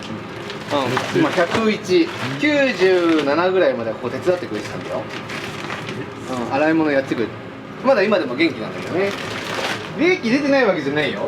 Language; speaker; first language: Japanese; native; Japanese